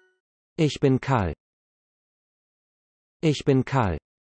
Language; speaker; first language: German; non-native, learner; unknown